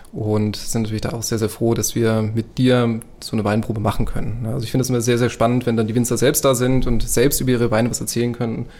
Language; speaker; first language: German; native; German